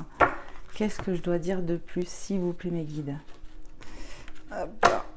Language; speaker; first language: French; native; French